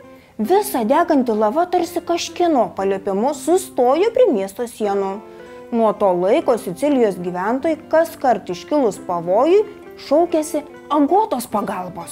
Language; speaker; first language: Lithuanian; native; Lithuanian